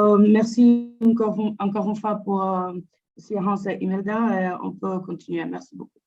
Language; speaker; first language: French; non-native, fluent; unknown